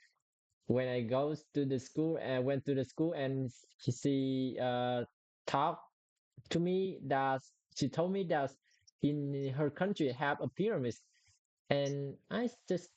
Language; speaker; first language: English; non-native, learner; Vietnamese